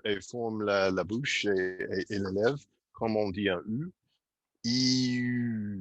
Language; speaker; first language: French; non-native, learner; German